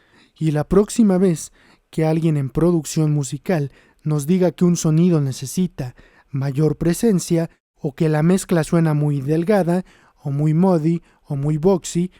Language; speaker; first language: Spanish; native; Spanish